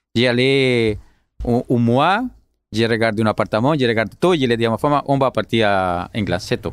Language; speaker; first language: French; non-native, learner; Spanish